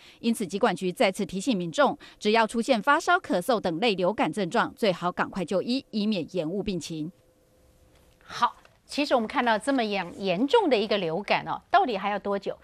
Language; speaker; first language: Chinese; native; Chinese